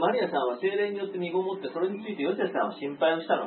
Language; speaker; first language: Japanese; native; Japanese